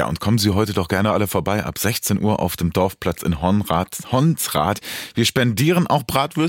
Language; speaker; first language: German; native; German